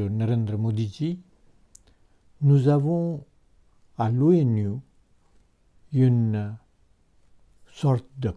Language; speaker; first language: French; non-native, fluent; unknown